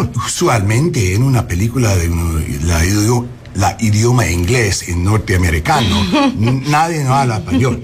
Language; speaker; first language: Spanish; non-native, learner; English